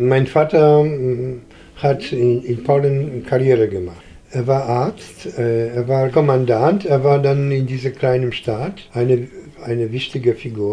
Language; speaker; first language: German; non-native, fluent; Polish